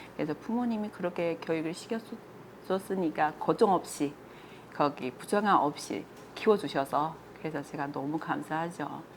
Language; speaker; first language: Korean; non-native, fluent; Chinese